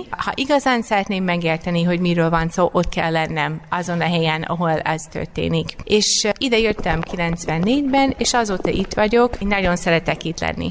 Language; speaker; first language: Hungarian; non-native, fluent; English